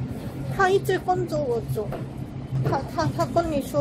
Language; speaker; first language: Chinese; non-native, learner; Korean